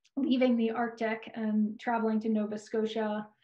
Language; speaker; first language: English; native; English